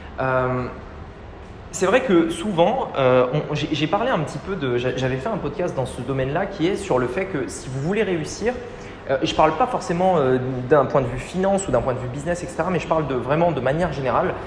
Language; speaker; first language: French; native; French